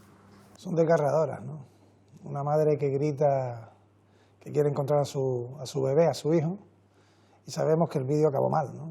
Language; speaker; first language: Spanish; native; Spanish